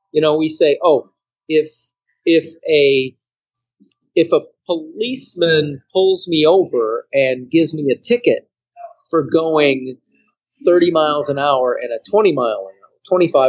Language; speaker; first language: English; native; English